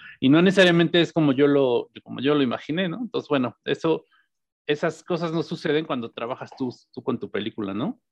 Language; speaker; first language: Spanish; native; Spanish